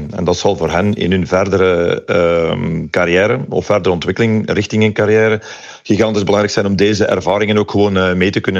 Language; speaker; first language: Dutch; native; Dutch